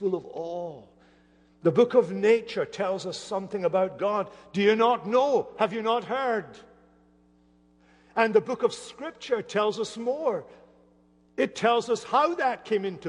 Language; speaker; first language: English; native; English